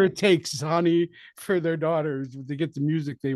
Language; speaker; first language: English; native; English